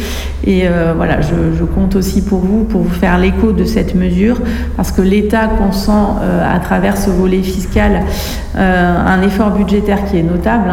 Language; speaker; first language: French; native; French